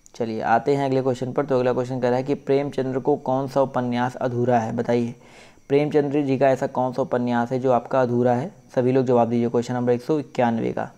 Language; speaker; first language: Hindi; native; Hindi